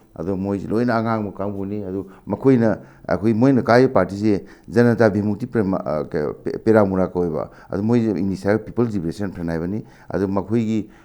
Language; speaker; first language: Manipuri; native; Manipuri